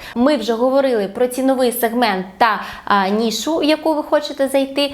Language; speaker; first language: Ukrainian; non-native, local second language; Russian